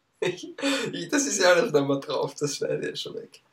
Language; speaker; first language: German; native; German